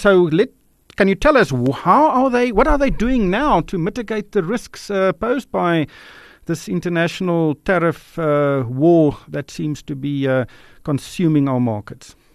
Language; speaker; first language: English; non-native, local second language; Afrikaans